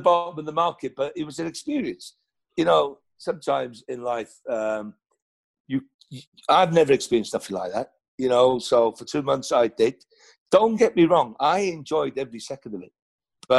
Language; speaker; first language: English; non-native, local second language; Welsh